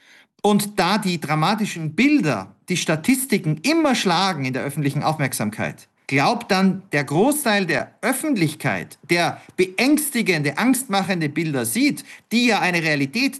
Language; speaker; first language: German; native; German